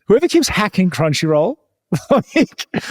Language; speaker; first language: English; native; English